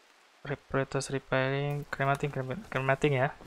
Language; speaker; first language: English; non-native, local second language; Indonesian